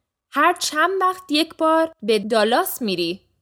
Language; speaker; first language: Persian; native; Persian